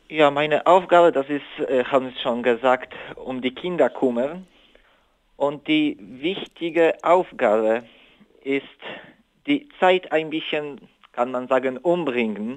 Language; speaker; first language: German; non-native, learner; Polish